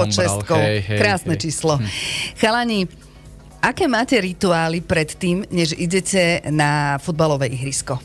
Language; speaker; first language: Slovak; native; Slovak